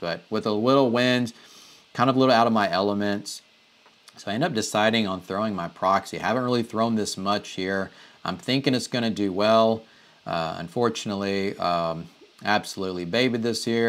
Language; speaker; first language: English; native; English